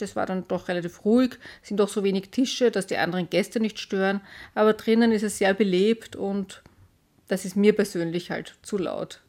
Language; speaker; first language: German; native; German